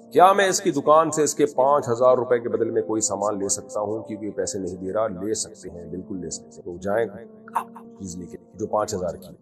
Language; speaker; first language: Urdu; native; Urdu